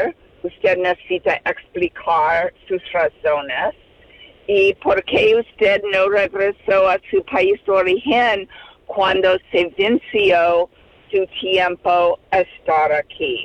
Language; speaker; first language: Spanish; non-native, fluent; English